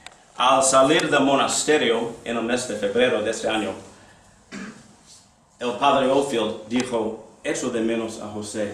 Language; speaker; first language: Spanish; non-native, fluent; English